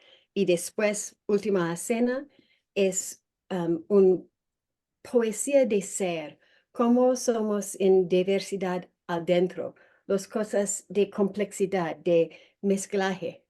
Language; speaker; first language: Spanish; non-native, learner; English